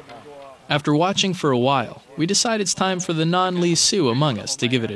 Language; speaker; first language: English; native; English